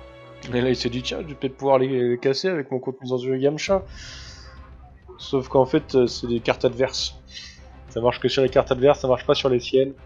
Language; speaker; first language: French; native; French